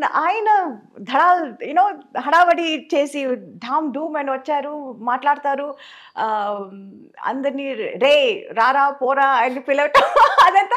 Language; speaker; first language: Telugu; non-native, local second language; Tamil